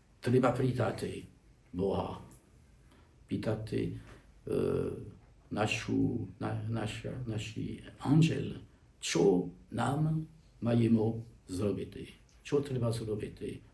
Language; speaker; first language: Ukrainian; non-native, learner; French